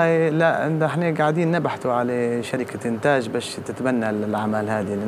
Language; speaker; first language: Arabic; native; Arabic